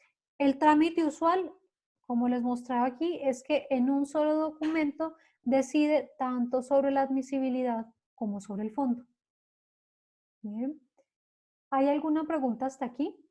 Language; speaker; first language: Spanish; native; Spanish